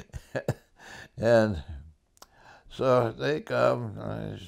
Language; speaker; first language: English; native; English